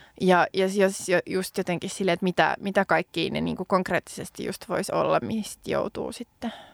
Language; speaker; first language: Finnish; non-native, local second language; Swedish